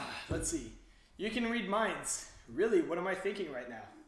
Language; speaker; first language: English; non-native, local second language; French